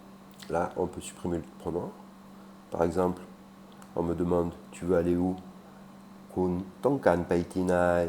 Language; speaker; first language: French; native; French